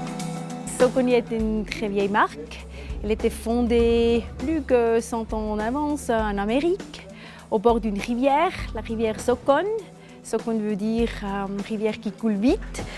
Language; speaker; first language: French; non-native, fluent; German